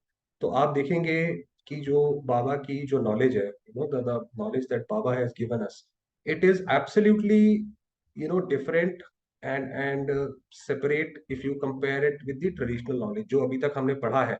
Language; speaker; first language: Hindi; native; Hindi